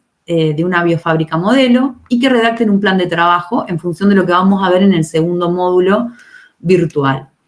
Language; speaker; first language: Spanish; native; Spanish